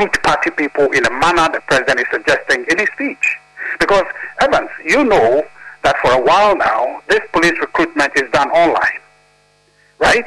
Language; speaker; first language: English; non-native, local second language; Ewe